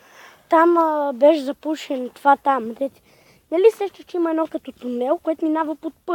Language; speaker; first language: Bulgarian; native; Bulgarian